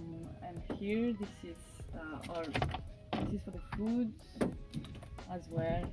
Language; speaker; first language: English; non-native, learner; French